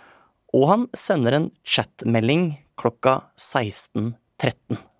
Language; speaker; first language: Norwegian; native; Norwegian